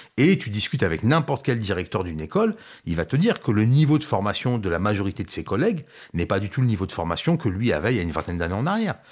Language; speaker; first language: French; early bilingual, other home language; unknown